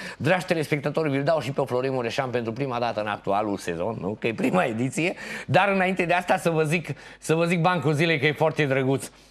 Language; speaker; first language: Romanian; native; Romanian